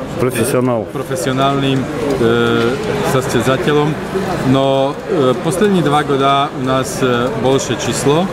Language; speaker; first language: Russian; non-native, learner; Slovak